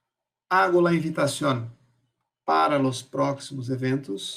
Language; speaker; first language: Spanish; non-native, fluent; Portuguese